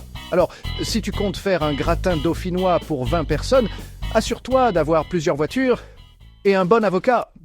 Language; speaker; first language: French; native; French